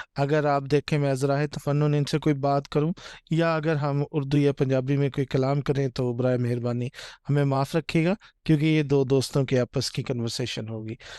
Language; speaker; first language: Urdu; non-native, local second language; Punjabi